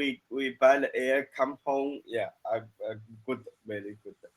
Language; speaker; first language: English; non-native, learner; Chinese